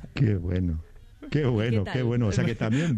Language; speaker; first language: Spanish; native; Spanish